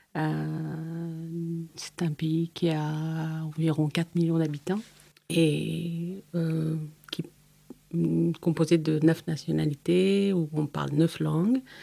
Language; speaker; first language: French; non-native, fluent; Tigrinya